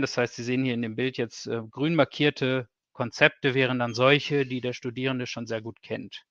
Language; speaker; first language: German; native; German